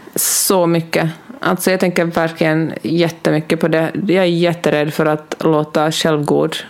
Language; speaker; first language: Swedish; native; Swedish